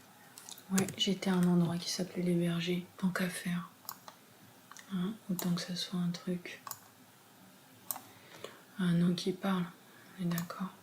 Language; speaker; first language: French; native; French